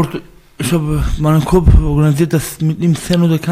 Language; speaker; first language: German; non-native, learner; Persian